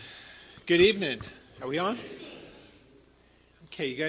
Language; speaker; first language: English; native; English